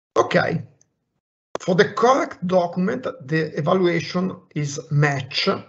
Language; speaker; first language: English; non-native, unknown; Italian